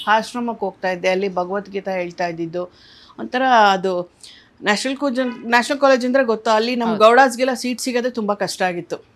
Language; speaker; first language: Kannada; native; Kannada